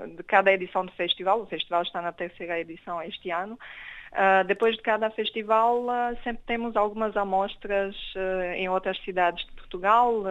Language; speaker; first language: Portuguese; non-native, fluent; Romanian